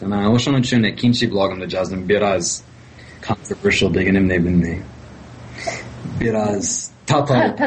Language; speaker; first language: Kyrgyz; non-native, fluent; English